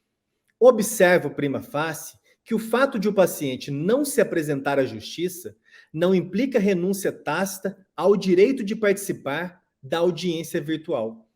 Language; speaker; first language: Portuguese; native; Portuguese